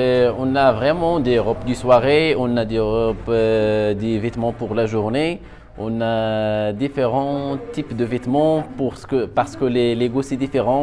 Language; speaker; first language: French; non-native, local second language; Arabic